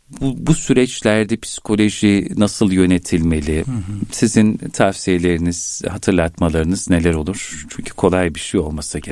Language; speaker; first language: Turkish; native; Turkish